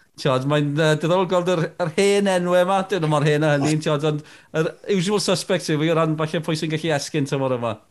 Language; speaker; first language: Welsh; native; Welsh